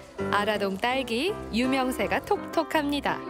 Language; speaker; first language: Korean; native; Korean